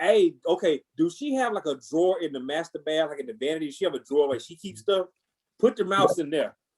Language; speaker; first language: English; native; English